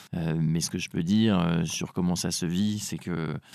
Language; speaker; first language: French; native; French